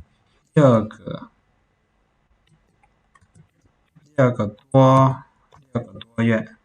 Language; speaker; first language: Chinese; non-native, fluent; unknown